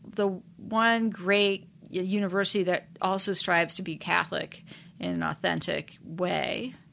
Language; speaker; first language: English; native; English